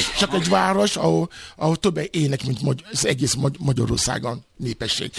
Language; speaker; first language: Hungarian; non-native, fluent; Yoruba